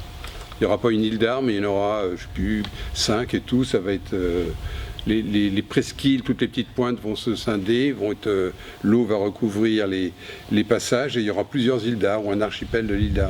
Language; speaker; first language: French; native; French